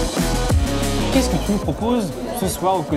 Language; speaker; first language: French; native; French